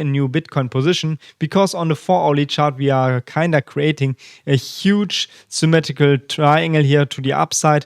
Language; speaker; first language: English; non-native, fluent; German